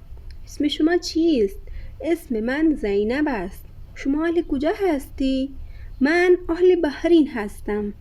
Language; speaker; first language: Persian; non-native, fluent; Urdu